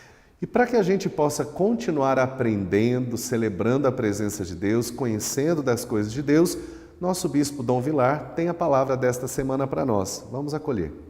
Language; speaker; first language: Portuguese; native; Portuguese